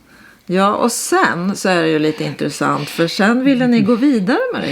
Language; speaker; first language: Swedish; native; Swedish